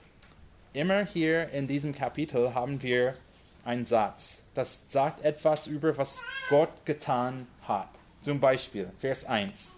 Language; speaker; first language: German; non-native, fluent; English